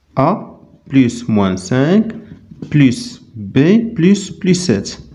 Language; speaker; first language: French; non-native, local second language; Arabic